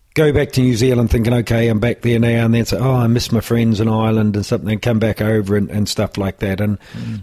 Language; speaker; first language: English; native; English